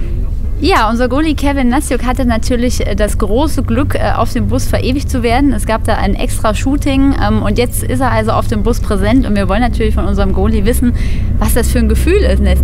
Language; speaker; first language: German; native; German